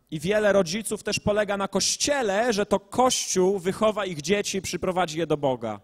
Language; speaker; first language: Polish; native; Polish